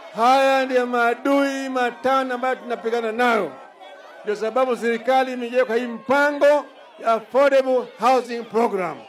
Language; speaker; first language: Swahili; non-native, local second language; Luo (Kenya and Tanzania)